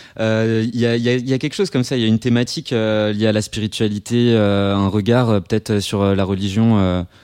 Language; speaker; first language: French; native; French